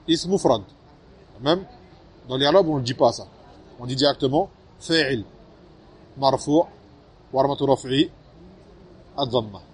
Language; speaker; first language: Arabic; non-native, fluent; French